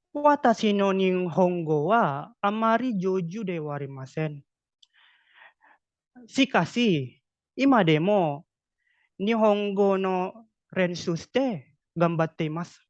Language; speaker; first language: Japanese; non-native, learner; Indonesian